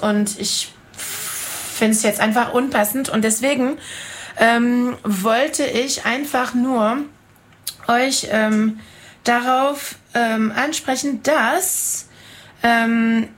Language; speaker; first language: German; non-native, fluent; French